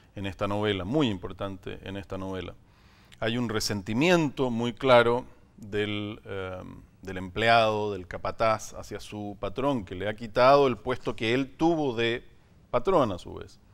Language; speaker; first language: Spanish; native; Spanish